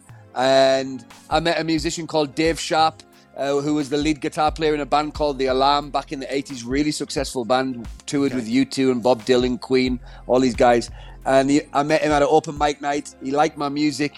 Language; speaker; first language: English; native; English